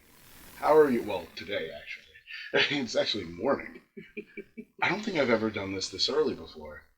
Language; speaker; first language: English; native; English